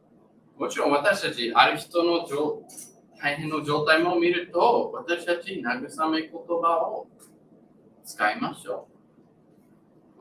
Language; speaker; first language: Japanese; non-native, learner; English